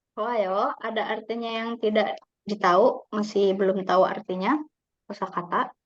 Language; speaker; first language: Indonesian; native; Indonesian